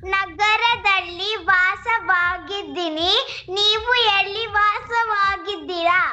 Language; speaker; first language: Kannada; non-native, learner; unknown